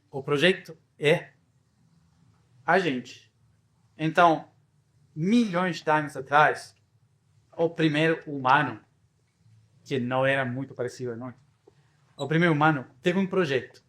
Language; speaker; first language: Portuguese; non-native, fluent; Spanish